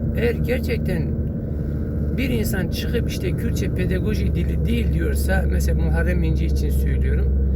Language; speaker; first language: Turkish; non-native, local second language; Kurdish